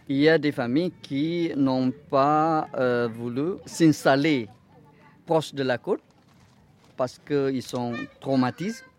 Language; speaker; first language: French; non-native, fluent; Indonesian